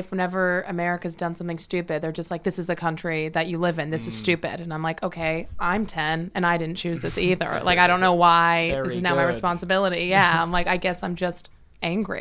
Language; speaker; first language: English; native; English